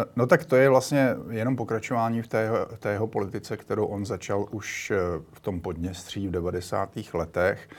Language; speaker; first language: Czech; native; Czech